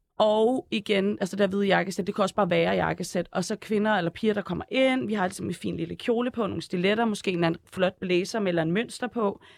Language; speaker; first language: Danish; early bilingual, other home language; Arabic